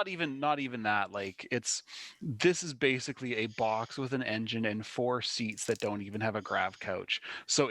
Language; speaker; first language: English; native; English